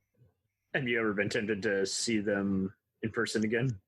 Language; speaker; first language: English; native; English